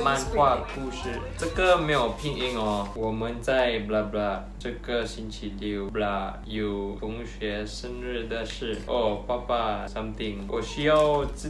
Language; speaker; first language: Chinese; non-native, learner; Malay